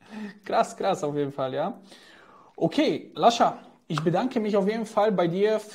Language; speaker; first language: German; native; German